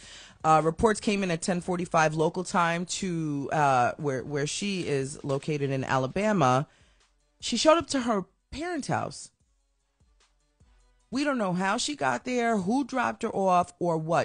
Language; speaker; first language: English; native; English